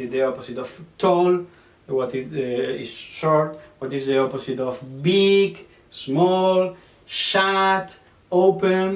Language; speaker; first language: English; non-native, learner; Spanish